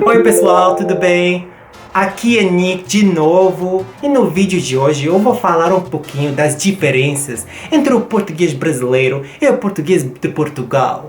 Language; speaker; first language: Portuguese; non-native, fluent; English